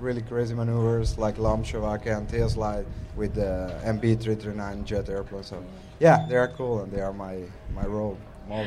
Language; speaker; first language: English; non-native, fluent; Italian